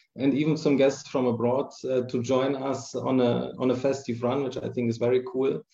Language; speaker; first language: English; non-native, fluent; German